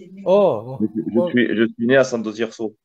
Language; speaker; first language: French; early bilingual, other home language; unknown